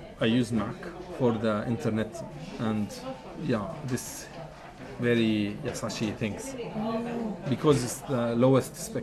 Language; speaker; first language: English; non-native, fluent; Arabic